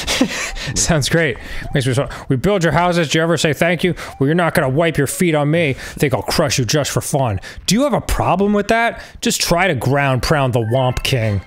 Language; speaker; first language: English; native; English